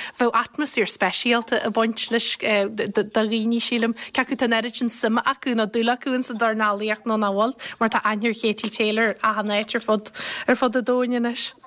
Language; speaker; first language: Irish; native; Irish